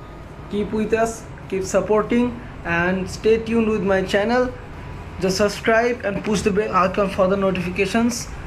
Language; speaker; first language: English; non-native, local second language; Bangla